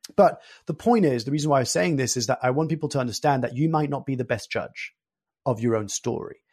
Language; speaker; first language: English; early bilingual, other home language; French